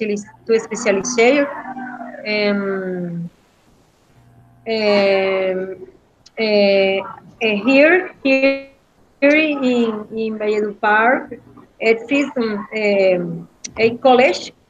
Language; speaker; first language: English; non-native, learner; Spanish